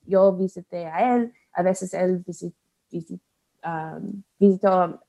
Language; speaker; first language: Spanish; non-native, learner; English